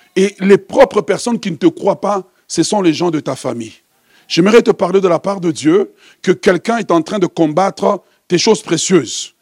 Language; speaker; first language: French; non-native, local second language; Lingala